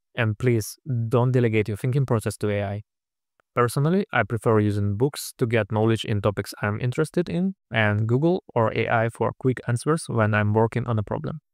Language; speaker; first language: English; non-native, fluent; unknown